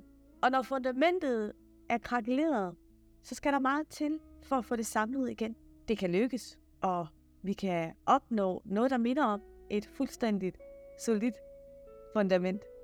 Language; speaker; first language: Danish; native; Danish